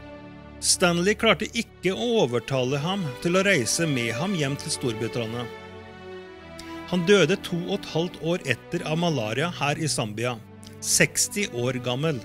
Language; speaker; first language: Norwegian; native; Norwegian